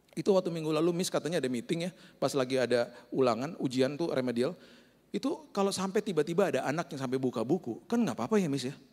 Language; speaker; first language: Indonesian; native; Indonesian